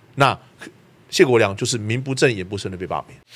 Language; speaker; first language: Chinese; native; Chinese